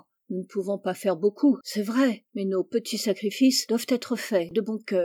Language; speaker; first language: French; native; French